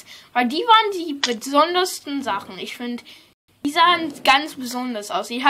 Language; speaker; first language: German; non-native, fluent; English